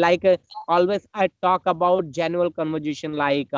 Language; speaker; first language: English; non-native, learner; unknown